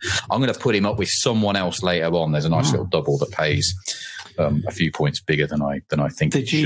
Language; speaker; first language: English; native; English